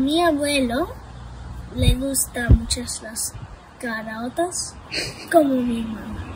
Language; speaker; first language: Spanish; early bilingual, heritage; Spanish